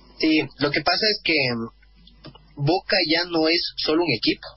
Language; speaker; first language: Spanish; native; Spanish